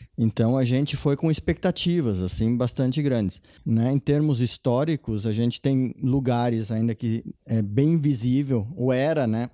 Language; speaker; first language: Portuguese; non-native, local second language; German